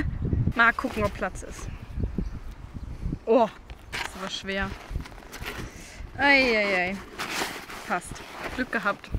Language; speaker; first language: German; native; German